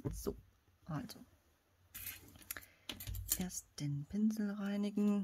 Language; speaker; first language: German; native; German